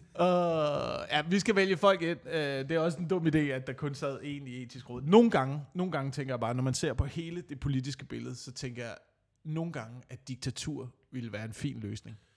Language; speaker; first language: Danish; native; Danish